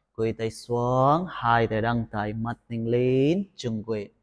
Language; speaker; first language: Vietnamese; non-native, learner; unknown